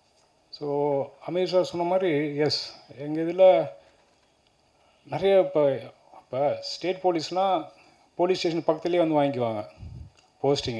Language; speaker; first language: Tamil; native; Tamil